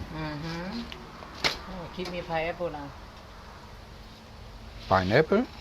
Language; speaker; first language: English; non-native, learner; German